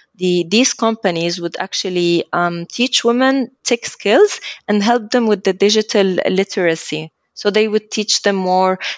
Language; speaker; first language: English; early bilingual, other home language; Arabic